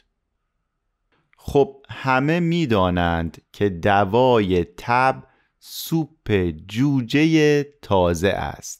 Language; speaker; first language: Persian; native; Persian